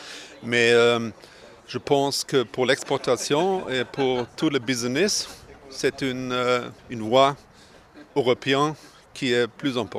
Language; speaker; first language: French; non-native, fluent; German